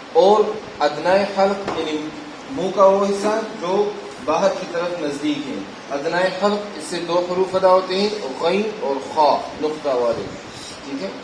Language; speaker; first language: Urdu; non-native, local second language; Pashto